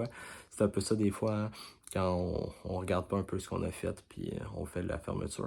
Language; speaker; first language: French; native; French